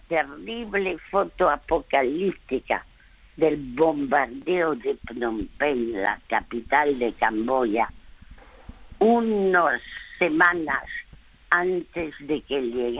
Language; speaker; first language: Spanish; early bilingual, other home language; French